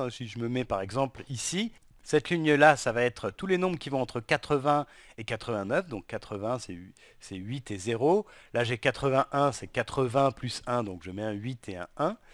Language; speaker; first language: French; native; French